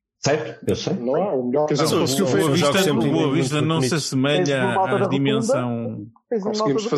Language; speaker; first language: Portuguese; native; Portuguese